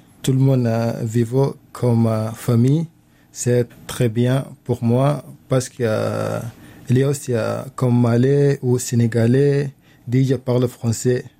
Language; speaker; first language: French; non-native, learner; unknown